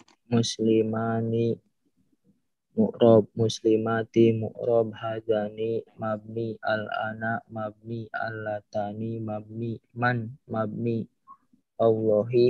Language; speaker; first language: Arabic; non-native, learner; Indonesian